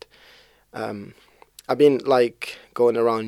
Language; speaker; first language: English; native; English